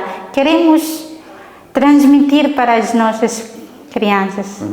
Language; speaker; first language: Portuguese; non-native, learner; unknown